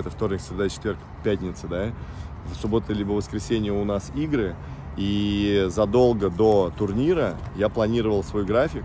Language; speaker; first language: Russian; native; Russian